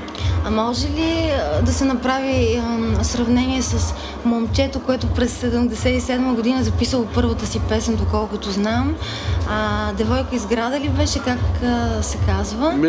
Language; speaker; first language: Bulgarian; native; Bulgarian